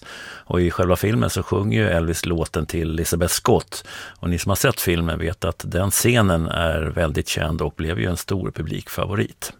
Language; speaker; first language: Swedish; native; Swedish